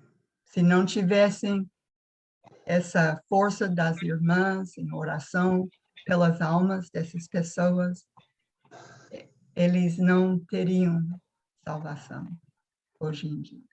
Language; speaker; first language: Portuguese; non-native, fluent; English